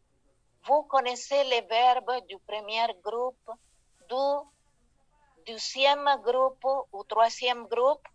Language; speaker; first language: French; non-native, fluent; Spanish